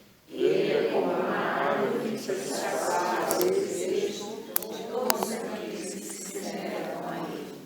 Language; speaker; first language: Portuguese; non-native, learner; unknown